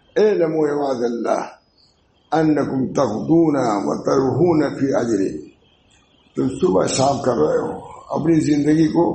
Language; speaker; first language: Urdu; native; Urdu